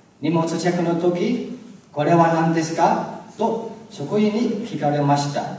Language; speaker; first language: Japanese; non-native, learner; Chinese